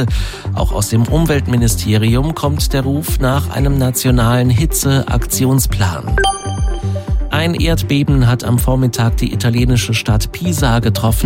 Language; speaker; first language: German; native; German